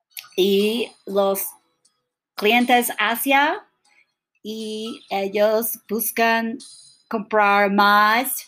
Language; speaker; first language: Spanish; non-native, learner; English